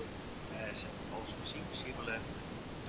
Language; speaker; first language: French; non-native, learner; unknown